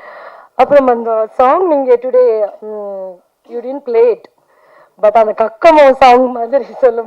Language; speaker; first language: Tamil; non-native, learner; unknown